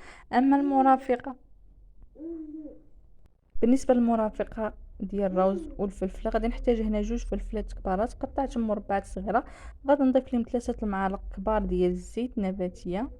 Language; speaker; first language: Arabic; native; Arabic